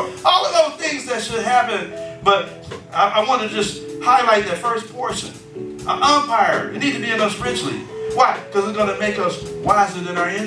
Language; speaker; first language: English; native; English